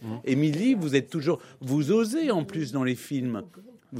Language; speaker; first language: French; native; French